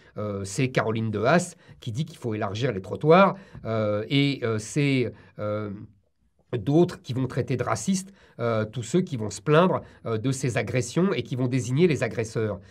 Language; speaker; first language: French; native; French